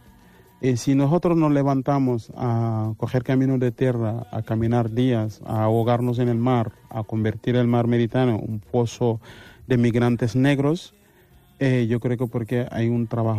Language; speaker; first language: Spanish; non-native, fluent; Wolof